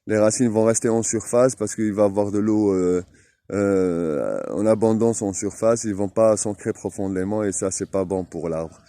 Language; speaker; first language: French; non-native, local second language; Arabic